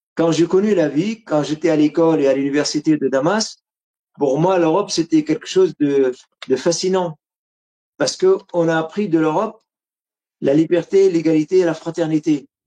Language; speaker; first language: French; non-native, fluent; Arabic